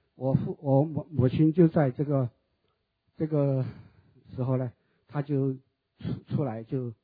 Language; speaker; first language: Chinese; native; Chinese